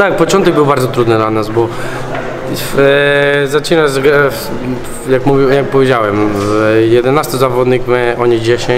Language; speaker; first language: Polish; non-native, learner; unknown